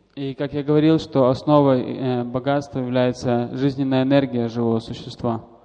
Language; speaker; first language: Russian; native; Russian